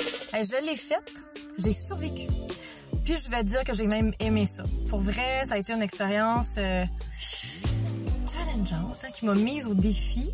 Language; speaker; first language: French; native; French